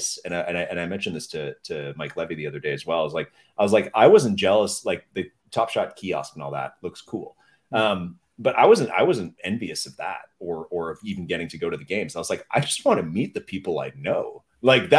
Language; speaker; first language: English; non-native, fluent; French